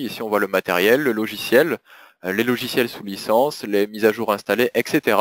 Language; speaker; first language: French; native; French